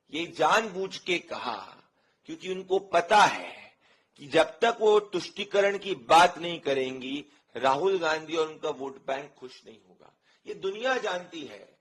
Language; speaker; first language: Hindi; native; Hindi